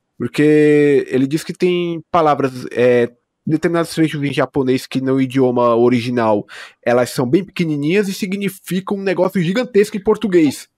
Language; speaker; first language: Portuguese; native; Portuguese